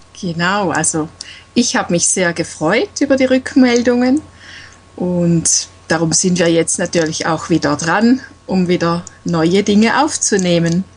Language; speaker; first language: German; native; German